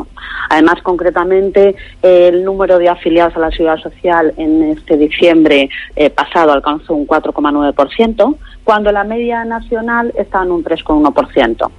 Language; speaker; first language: Spanish; native; Spanish